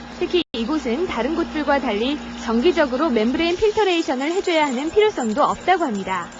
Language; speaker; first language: Korean; native; Korean